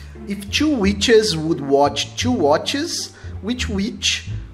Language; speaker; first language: English; non-native, learner; Portuguese